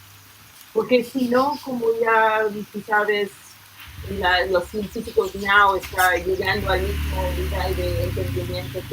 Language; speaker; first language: Spanish; non-native, fluent; English